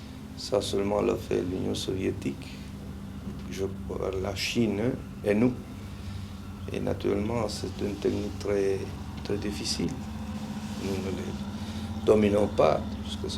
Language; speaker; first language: French; non-native, fluent; Spanish